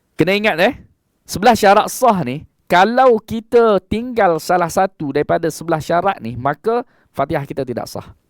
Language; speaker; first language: Malay; native; Malay